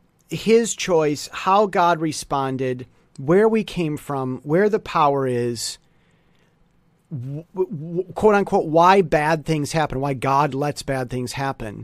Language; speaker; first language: English; native; English